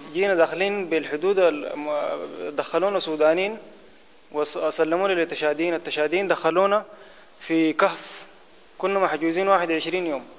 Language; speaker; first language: Arabic; native; Arabic